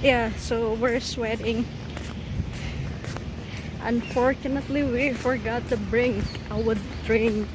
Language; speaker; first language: English; non-native, learner; Indonesian